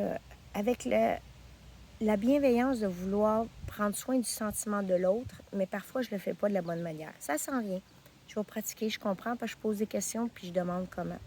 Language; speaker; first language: French; native; French